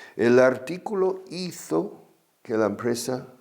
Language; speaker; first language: Spanish; non-native, fluent; English